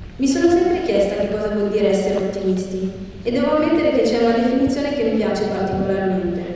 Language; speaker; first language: Italian; early bilingual, other home language; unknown